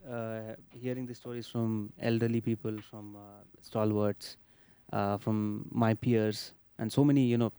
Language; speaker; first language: English; non-native, local second language; Marathi